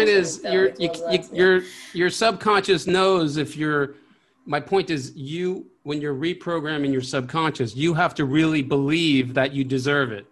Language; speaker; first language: English; native; English